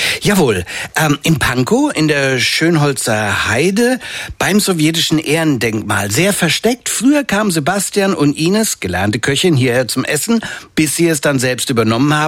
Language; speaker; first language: German; native; German